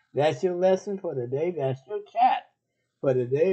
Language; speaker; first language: English; native; English